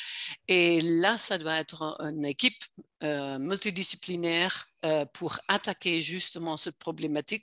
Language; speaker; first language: French; non-native, fluent; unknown